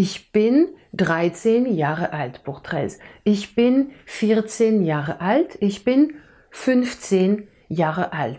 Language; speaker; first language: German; non-native, fluent; French